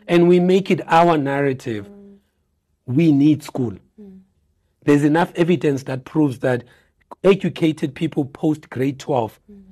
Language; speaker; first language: English; non-native, local second language; Xhosa